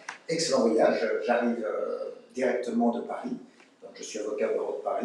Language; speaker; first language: French; native; French